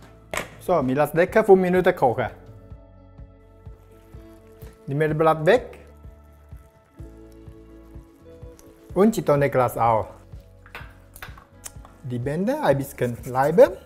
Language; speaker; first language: German; non-native, learner; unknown